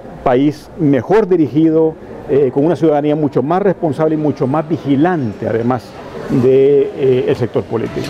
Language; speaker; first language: Spanish; native; Spanish